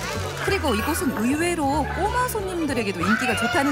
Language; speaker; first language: Korean; native; Korean